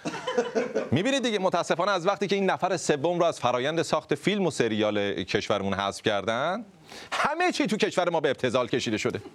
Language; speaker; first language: Persian; native; Persian